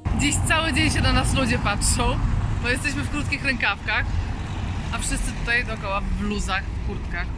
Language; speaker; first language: Polish; native; Polish